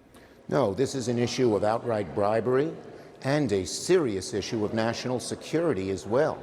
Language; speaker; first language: English; native; English